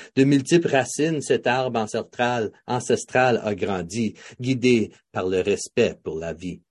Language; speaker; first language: French; native; French